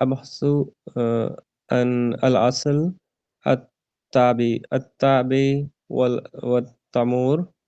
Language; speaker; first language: Arabic; non-native, learner; Urdu